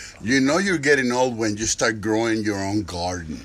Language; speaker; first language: English; non-native, fluent; Spanish